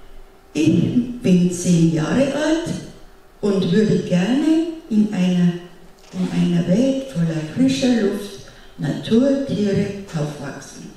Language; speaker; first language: German; non-native, fluent; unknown